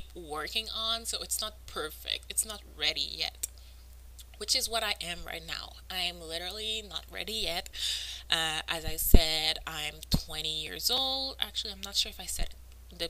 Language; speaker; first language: English; non-native, fluent; French